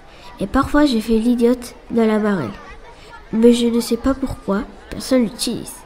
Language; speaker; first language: French; early bilingual, other home language; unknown